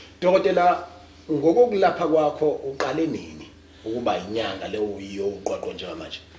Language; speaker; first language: Zulu; native; Zulu